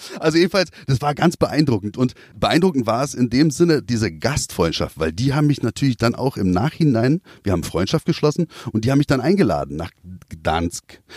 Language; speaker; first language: German; native; German